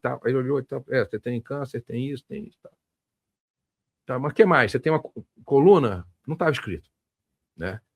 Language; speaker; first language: Portuguese; native; Portuguese